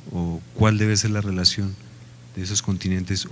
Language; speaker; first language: Spanish; native; Spanish